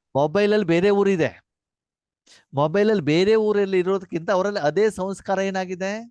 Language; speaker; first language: Kannada; non-native, local second language; Konkani